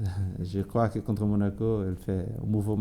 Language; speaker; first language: French; non-native, learner; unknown